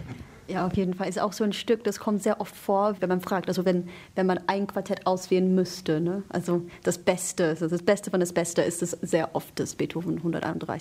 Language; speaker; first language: German; non-native, fluent; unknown